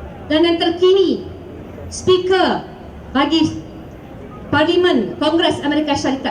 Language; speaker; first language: Malay; native; Malay